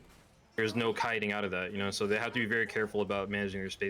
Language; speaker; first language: English; native; English